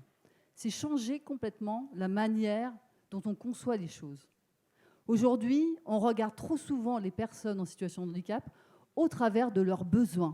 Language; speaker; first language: French; native; French